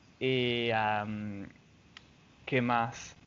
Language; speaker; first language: Spanish; non-native, fluent; English